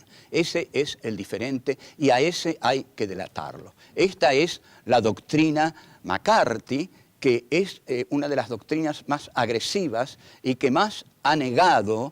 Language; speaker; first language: Spanish; native; Spanish